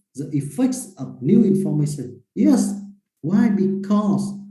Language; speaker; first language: English; non-native, fluent; Vietnamese